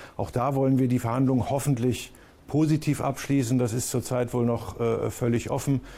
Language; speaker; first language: German; native; German